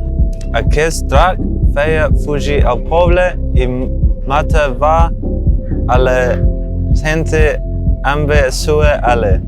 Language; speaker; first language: Catalan; non-native, learner; English